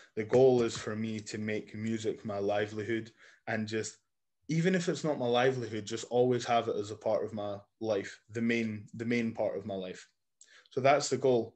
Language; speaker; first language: English; native; English